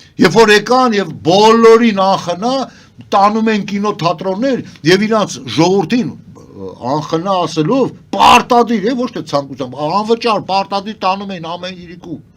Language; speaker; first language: Armenian; native; Armenian